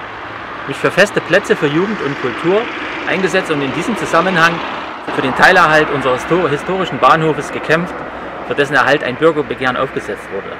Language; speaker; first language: German; native; German